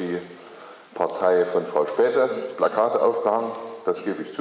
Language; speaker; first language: German; native; German